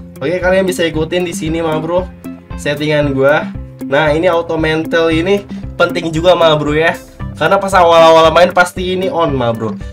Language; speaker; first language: Indonesian; native; Indonesian